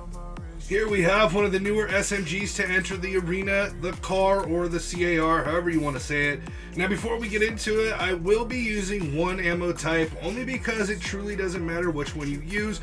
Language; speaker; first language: English; native; English